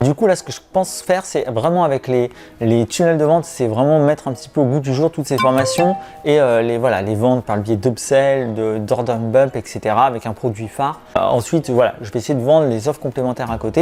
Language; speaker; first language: French; native; French